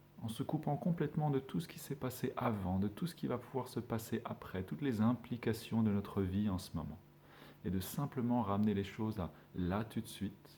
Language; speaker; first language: French; native; French